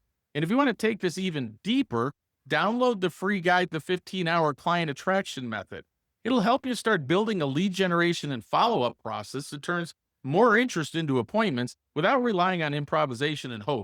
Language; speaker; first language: English; native; English